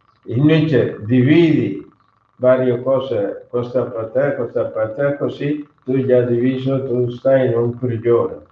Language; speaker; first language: Italian; non-native, learner; Hindi